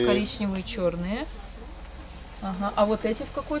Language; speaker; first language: Russian; native; Russian